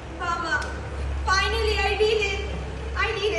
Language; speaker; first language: English; non-native, learner; Bangla